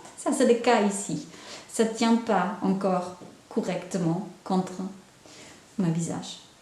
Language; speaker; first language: French; non-native, fluent; German